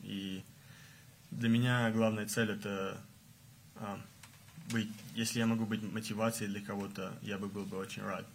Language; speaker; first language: Russian; native; Russian